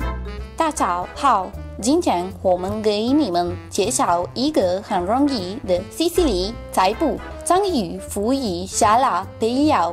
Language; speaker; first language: Chinese; non-native, learner; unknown